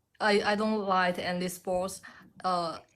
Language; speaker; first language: English; non-native, learner; Chinese